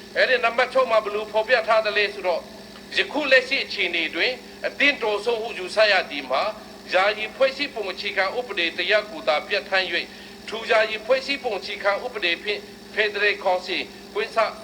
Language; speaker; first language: Burmese; non-native, local second language; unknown